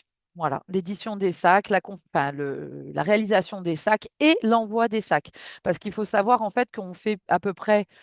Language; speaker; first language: French; native; French